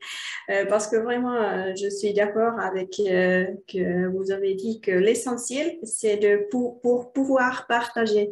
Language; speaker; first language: French; non-native, learner; Finnish